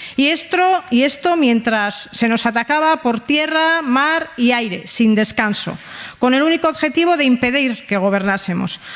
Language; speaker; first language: Spanish; native; Spanish